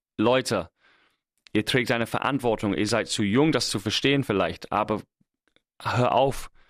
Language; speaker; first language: German; non-native, fluent; English